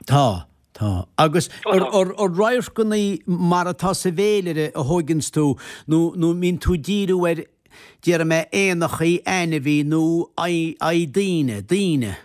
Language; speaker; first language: Irish; native; Irish